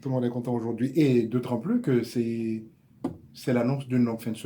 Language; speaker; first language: French; native; French